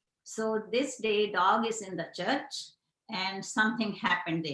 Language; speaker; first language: English; non-native, local second language; Hindi